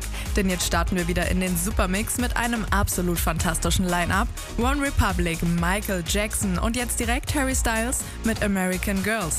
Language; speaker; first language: German; native; German